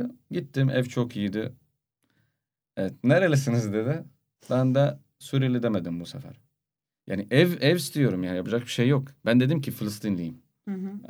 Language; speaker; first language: Turkish; non-native, learner; Arabic